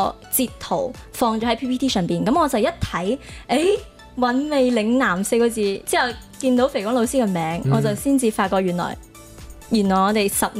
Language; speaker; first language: Cantonese; native; Cantonese